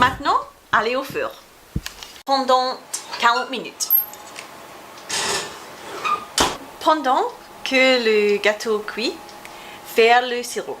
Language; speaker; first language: French; non-native, fluent; English